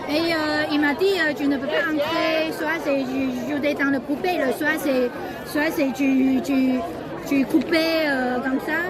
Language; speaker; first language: French; non-native, learner; Chinese